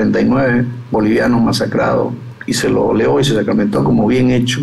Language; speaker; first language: Spanish; native; Spanish